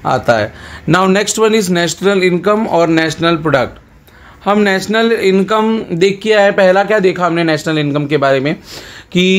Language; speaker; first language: Hindi; non-native, local second language; Gujarati